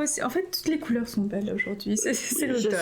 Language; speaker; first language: French; native; French